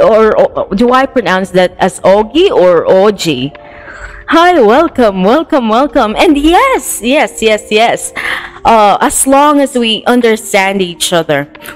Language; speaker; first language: English; non-native, local second language; Filipino